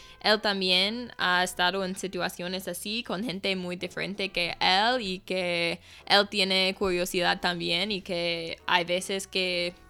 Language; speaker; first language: Spanish; non-native, fluent; English